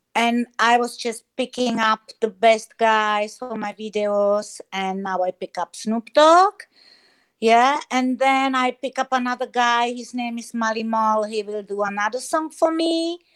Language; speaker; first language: English; non-native, learner; German